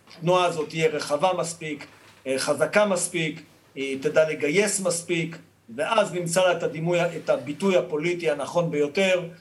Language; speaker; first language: Hebrew; native; Hebrew